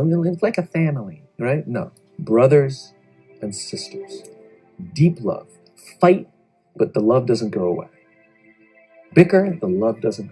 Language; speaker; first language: English; native; English